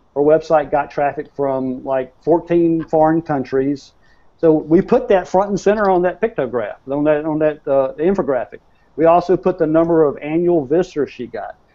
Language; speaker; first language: English; native; English